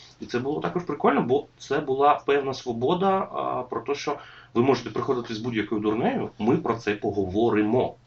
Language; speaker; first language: Ukrainian; non-native, local second language; Russian